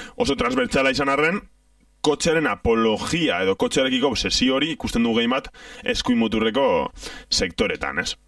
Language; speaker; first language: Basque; native; Basque